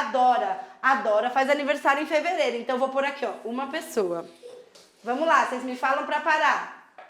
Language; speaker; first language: Portuguese; native; Portuguese